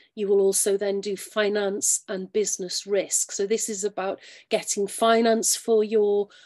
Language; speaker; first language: English; native; English